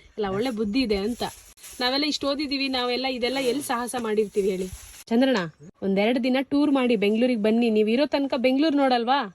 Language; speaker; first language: Kannada; non-native, local second language; Tulu